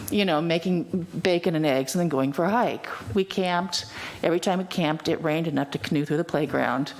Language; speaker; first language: English; native; English